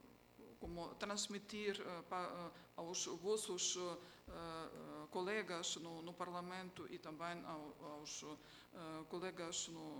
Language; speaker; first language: Portuguese; non-native, fluent; Ukrainian